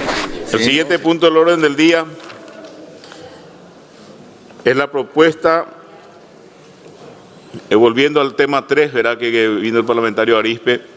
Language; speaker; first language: Spanish; native; Spanish